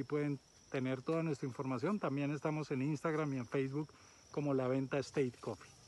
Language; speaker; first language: Spanish; native; Spanish